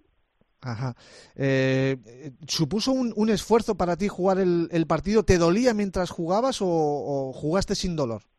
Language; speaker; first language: Spanish; native; Spanish